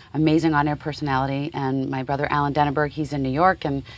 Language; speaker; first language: English; native; English